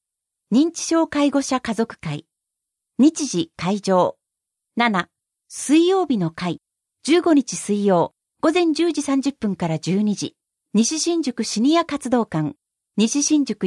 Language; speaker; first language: Japanese; native; Japanese